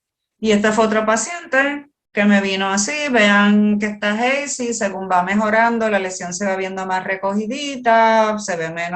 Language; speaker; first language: Spanish; native; Spanish